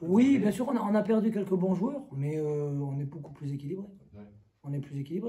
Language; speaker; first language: French; native; French